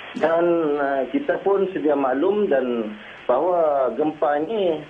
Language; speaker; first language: Malay; native; Malay